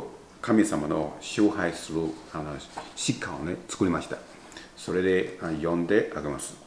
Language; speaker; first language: Japanese; non-native, learner; Chinese